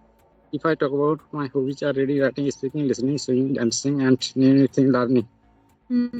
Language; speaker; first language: English; non-native, learner; Santali